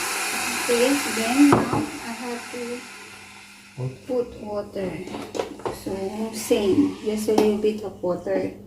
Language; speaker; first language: English; non-native, local second language; Filipino